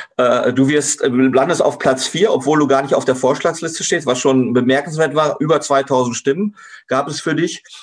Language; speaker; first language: German; native; German